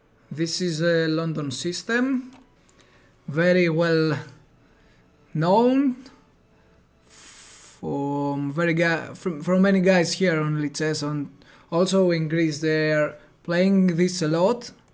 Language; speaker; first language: English; non-native, fluent; Greek